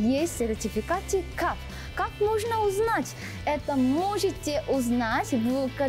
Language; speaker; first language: Russian; non-native, fluent; Korean